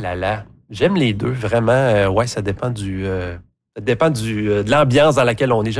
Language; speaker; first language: French; native; French